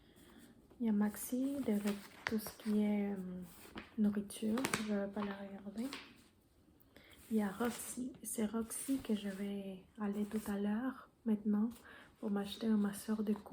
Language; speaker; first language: French; non-native, fluent; Spanish